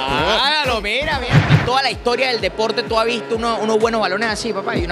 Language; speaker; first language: Spanish; native; Spanish